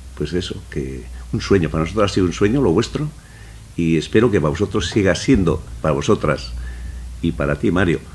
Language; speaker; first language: Spanish; non-native, local second language; Basque